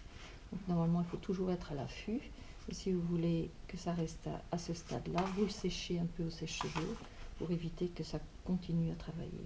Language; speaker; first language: French; native; French